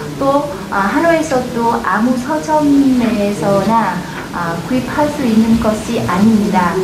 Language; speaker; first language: Korean; non-native, fluent; Vietnamese